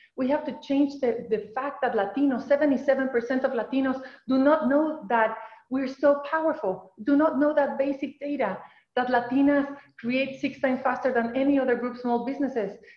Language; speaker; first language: English; non-native, fluent; Spanish